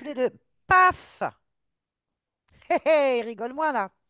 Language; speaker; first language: French; native; French